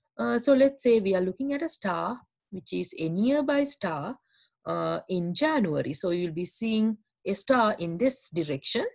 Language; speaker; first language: English; non-native, local second language; Sinhala